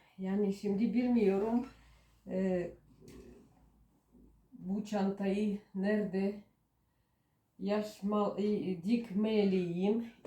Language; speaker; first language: Turkish; non-native, learner; Russian